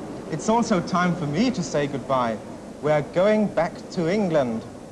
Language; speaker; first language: English; non-native, fluent; German